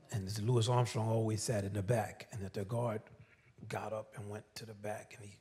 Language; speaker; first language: English; native; English